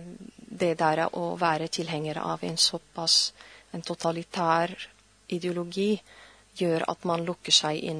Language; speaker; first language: Norwegian; non-native, fluent; Arabic